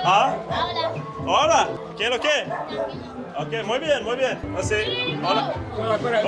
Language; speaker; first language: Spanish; non-native, learner; English